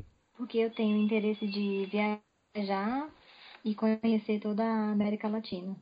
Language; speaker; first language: Spanish; non-native, learner; Portuguese